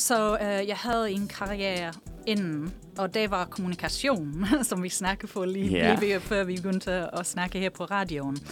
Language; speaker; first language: Danish; non-native, fluent; English